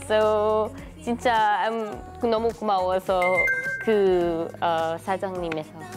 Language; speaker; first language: Korean; non-native, learner; Filipino